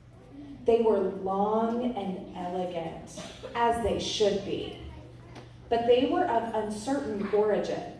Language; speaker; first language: English; native; English